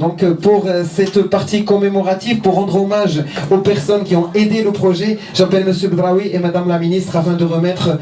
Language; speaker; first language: French; non-native, local second language; Arabic